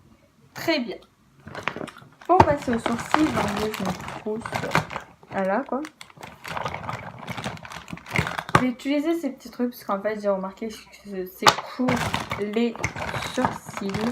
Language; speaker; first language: French; native; French